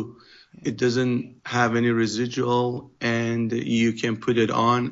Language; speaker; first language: English; non-native, fluent; Persian